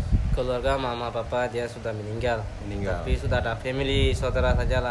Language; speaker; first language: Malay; non-native, local second language; Rohingya